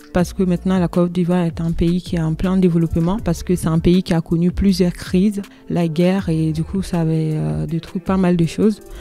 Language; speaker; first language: French; non-native, local second language; Dyula